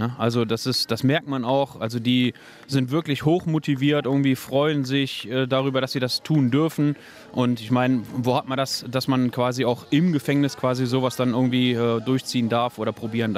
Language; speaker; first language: German; native; German